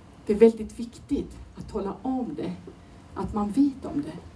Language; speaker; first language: Swedish; non-native, fluent; Turoyo